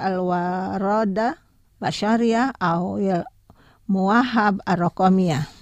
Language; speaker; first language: Arabic; non-native, fluent; Indonesian